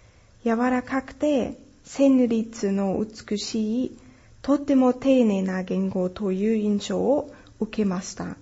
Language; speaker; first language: Japanese; non-native, fluent; German